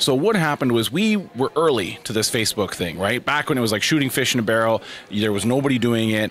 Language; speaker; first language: English; native; English